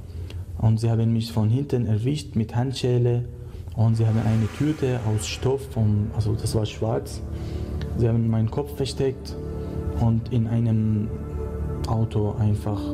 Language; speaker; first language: German; non-native, learner; Persian